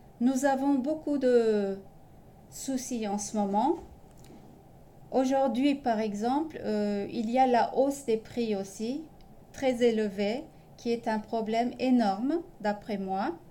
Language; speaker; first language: French; early bilingual, other home language; Turkish